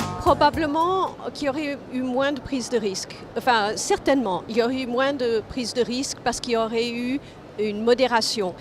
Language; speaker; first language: French; non-native, fluent; English